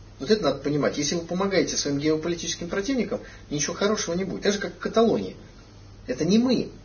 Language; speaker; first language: Russian; native; Russian